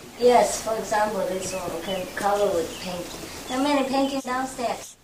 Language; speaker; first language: English; non-native, fluent; Vietnamese